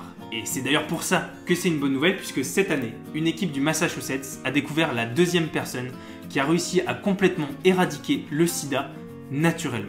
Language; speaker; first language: French; native; French